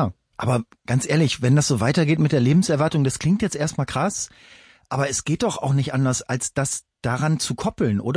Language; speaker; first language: German; native; German